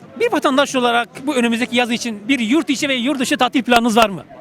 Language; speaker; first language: Turkish; native; Turkish